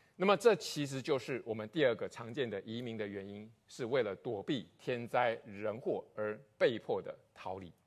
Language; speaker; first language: Chinese; native; Chinese